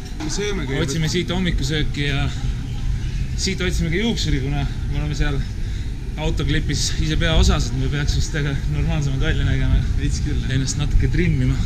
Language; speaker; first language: Estonian; native; Estonian